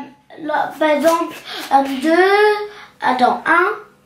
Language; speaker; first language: French; early bilingual, other home language; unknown